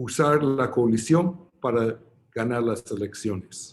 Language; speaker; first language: Spanish; non-native, fluent; English